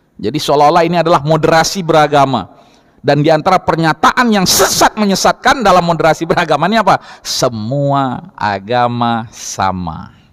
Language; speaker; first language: Indonesian; non-native, local second language; Minangkabau